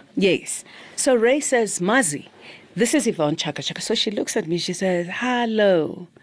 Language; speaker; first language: English; non-native, local second language; Zulu